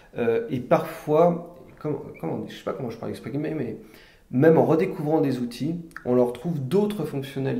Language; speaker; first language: French; native; French